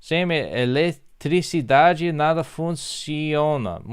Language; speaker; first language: Portuguese; non-native, learner; English